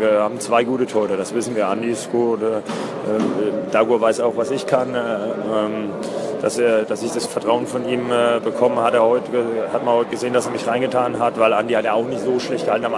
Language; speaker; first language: German; native; German